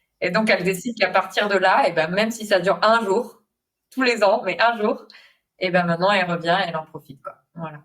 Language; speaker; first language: French; non-native, fluent; Spanish